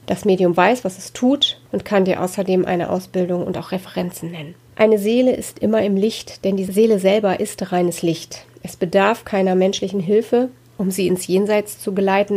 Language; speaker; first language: German; native; German